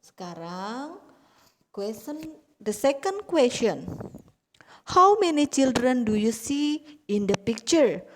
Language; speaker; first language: English; non-native, learner; Indonesian